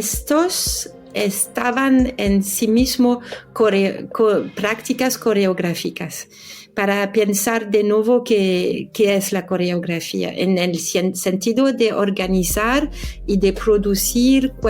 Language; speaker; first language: Spanish; non-native, fluent; French